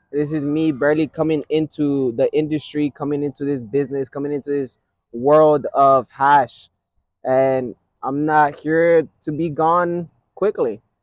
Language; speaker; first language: English; early bilingual, other home language; Spanish